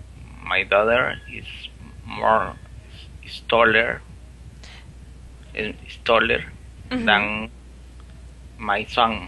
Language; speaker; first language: English; non-native, learner; Spanish